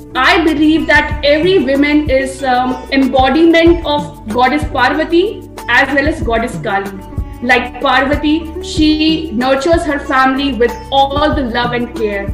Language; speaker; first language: English; non-native, local second language; Hindi